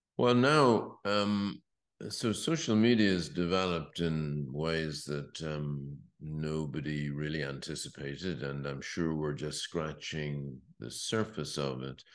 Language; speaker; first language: English; native; English